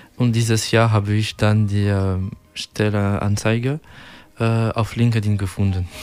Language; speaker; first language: German; non-native, fluent; French